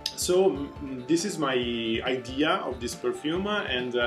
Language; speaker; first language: English; non-native, fluent; Italian